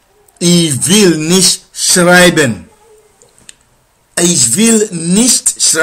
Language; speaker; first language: German; non-native, learner; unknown